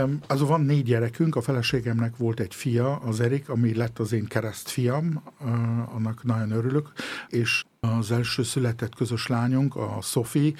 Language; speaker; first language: Hungarian; early bilingual, heritage; Hungarian